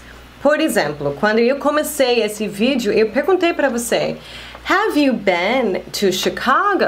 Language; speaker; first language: Portuguese; non-native, fluent; English